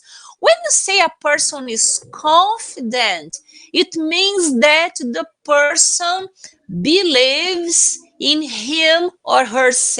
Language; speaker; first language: English; non-native, fluent; Portuguese